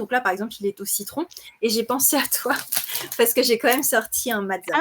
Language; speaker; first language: French; native; French